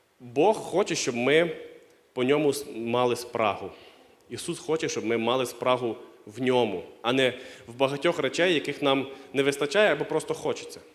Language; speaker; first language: Ukrainian; non-native, local second language; Russian